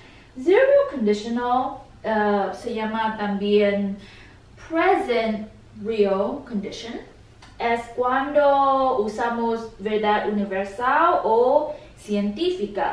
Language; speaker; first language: Spanish; non-native, learner; English